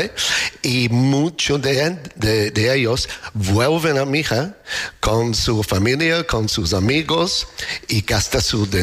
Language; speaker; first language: Spanish; non-native, learner; English